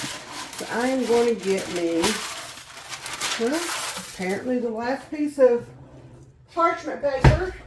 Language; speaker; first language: English; native; English